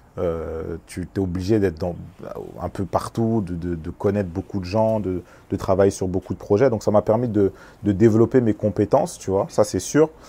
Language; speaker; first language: French; early bilingual, other home language; Lingala